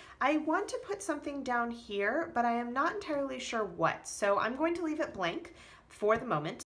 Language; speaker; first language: English; native; English